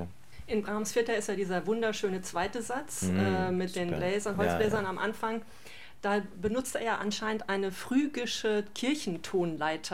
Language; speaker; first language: German; native; German